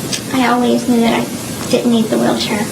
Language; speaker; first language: English; native; English